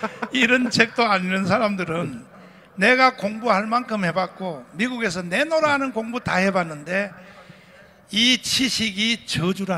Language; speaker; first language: Korean; native; Korean